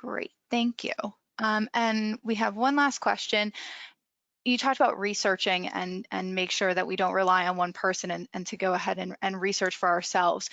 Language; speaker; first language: English; native; English